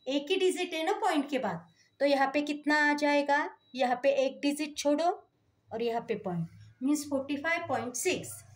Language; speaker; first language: Hindi; non-native, local second language; Marathi